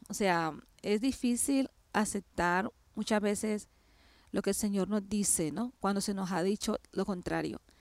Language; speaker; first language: Spanish; native; Spanish